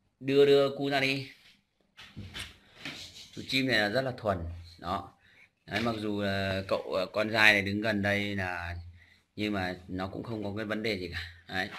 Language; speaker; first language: Vietnamese; native; Vietnamese